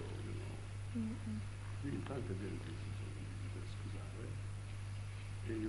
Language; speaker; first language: Italian; early bilingual, heritage; Italian